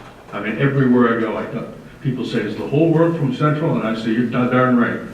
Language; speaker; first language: English; native; English